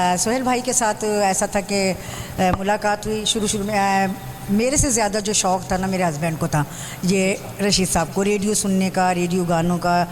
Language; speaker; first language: Urdu; native; Urdu